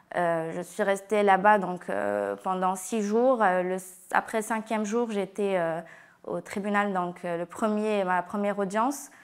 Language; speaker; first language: French; non-native, local second language; Arabic